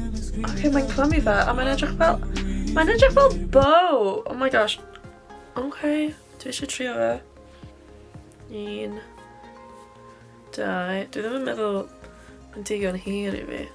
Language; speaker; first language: Welsh; non-native, local second language; English